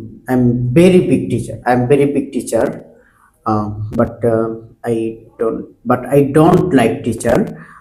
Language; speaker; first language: English; non-native, learner; Bangla